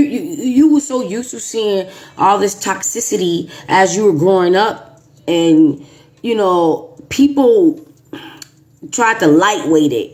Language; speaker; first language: English; native; English